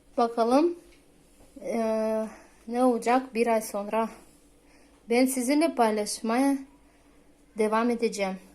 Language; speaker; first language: Turkish; non-native, fluent; Russian